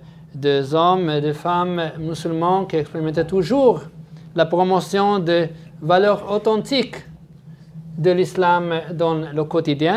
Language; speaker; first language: French; non-native, fluent; Arabic